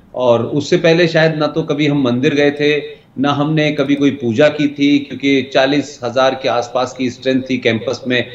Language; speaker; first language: Hindi; native; Hindi